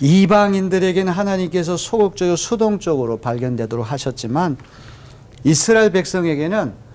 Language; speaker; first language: Korean; native; Korean